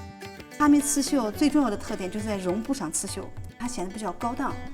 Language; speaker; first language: Chinese; native; Chinese